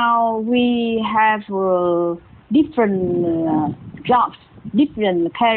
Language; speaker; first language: English; non-native, learner; Vietnamese